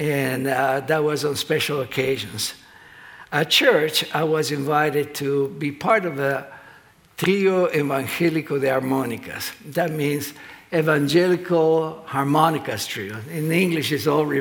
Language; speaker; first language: English; non-native, fluent; Spanish